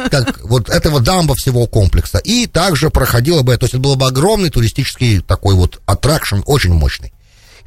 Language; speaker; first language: Russian; native; Russian